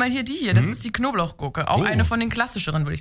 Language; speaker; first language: German; native; German